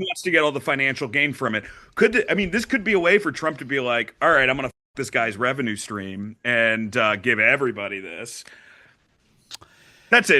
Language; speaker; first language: English; native; English